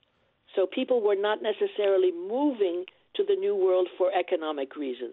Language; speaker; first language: English; non-native, fluent; French